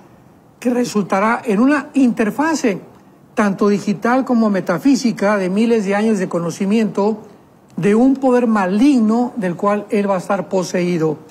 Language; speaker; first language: Spanish; native; Spanish